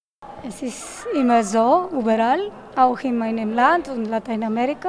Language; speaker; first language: German; non-native, learner; Spanish